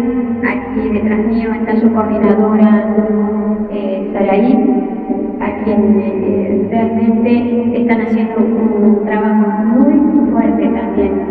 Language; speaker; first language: Spanish; native; Spanish